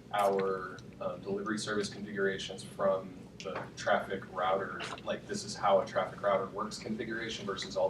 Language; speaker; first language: English; native; English